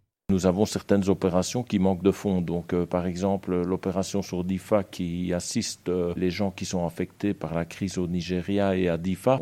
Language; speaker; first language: French; native; French